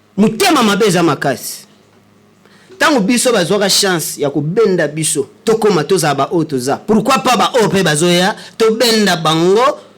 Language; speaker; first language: Lingala; native; Lingala